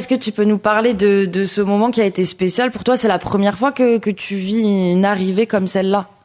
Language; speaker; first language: French; native; French